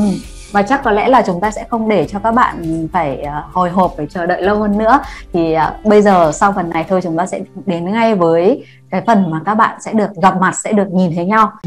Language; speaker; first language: Vietnamese; native; Vietnamese